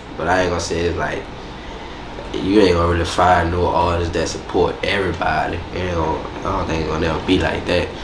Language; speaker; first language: English; native; English